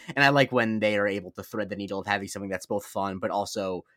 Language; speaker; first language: English; native; English